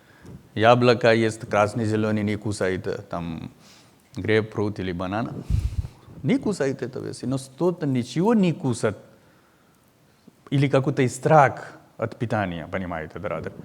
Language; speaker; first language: Russian; non-native, learner; Hindi